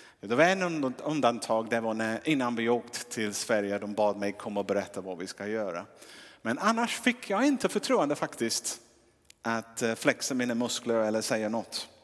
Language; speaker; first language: Swedish; non-native, fluent; English